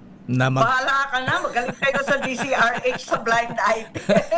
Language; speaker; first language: Filipino; native; Filipino